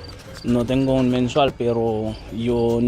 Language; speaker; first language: Spanish; non-native, learner; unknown